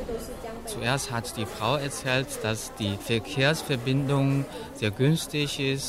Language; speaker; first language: German; non-native, fluent; Chinese